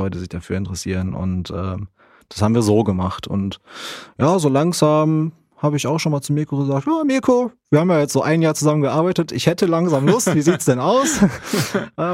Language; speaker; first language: German; native; German